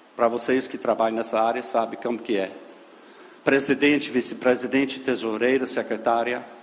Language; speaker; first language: Portuguese; non-native, fluent; English